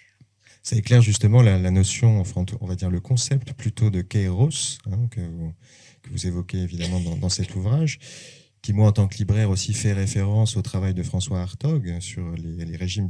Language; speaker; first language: French; native; French